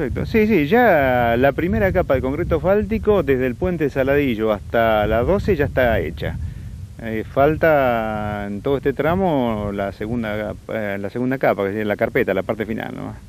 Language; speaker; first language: Spanish; native; Spanish